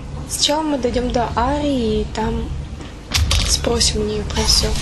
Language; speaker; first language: Russian; native; Russian